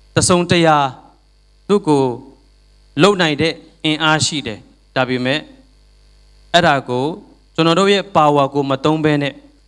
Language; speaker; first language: Burmese; non-native, local second language; Tedim Chin